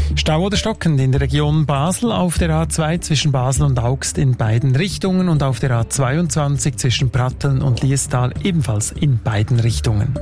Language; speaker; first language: German; native; German